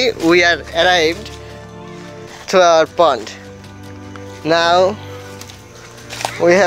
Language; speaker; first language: English; non-native, local second language; Bangla